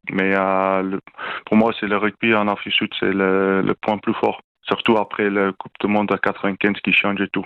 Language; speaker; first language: French; non-native, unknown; Afrikaans